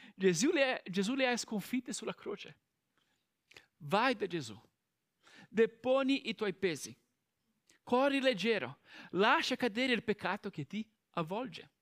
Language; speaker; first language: Italian; non-native, fluent; Portuguese